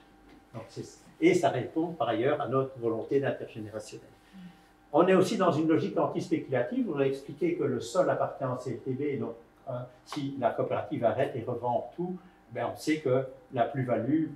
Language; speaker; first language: French; native; French